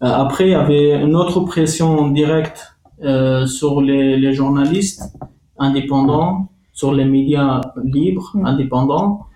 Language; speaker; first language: French; non-native, fluent; Arabic